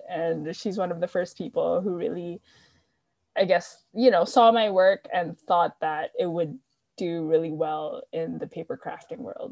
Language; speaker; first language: English; non-native, local second language; Filipino